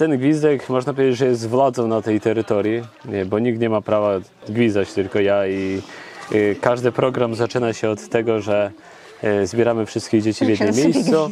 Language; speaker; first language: Polish; non-native, local second language; Ukrainian